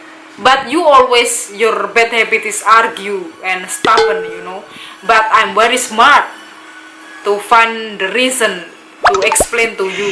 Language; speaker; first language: English; non-native, local second language; Indonesian